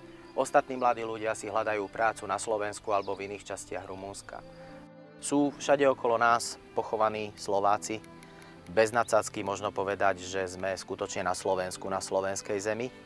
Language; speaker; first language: Slovak; native; Slovak